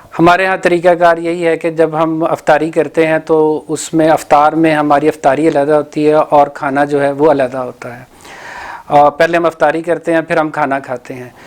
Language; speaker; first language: Urdu; non-native, local second language; Punjabi